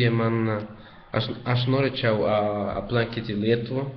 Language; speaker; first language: Lithuanian; non-native, learner; Spanish